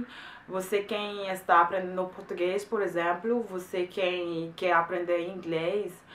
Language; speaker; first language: Portuguese; non-native, fluent; German